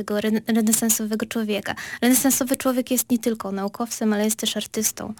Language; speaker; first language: Polish; non-native, local second language; Kashubian